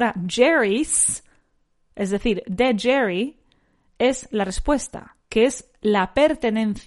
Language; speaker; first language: Spanish; native; Spanish